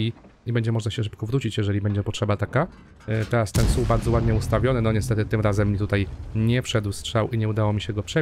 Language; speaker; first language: Polish; native; Polish